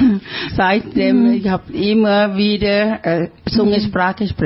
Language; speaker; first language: German; non-native, fluent; Thai